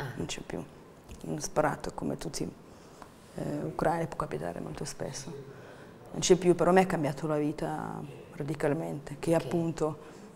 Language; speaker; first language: Italian; non-native, fluent; Ukrainian